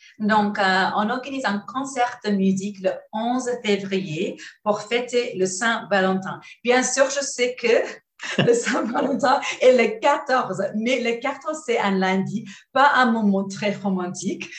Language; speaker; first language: French; non-native, learner; English